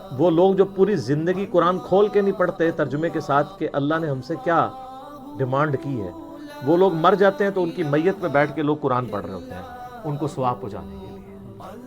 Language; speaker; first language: Urdu; native; Urdu